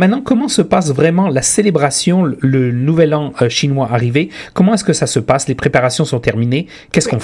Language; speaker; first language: French; native; French